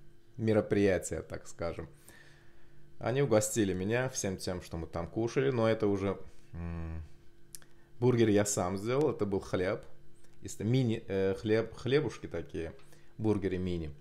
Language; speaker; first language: Russian; non-native, local second language; Azerbaijani